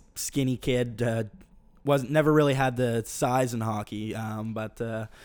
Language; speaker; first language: English; native; English